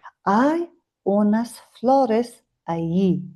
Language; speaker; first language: Spanish; non-native, fluent; Mongolian